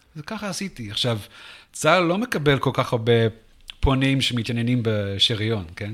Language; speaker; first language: Hebrew; non-native, fluent; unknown